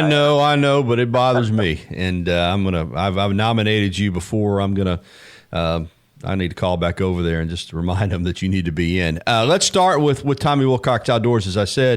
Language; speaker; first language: English; native; English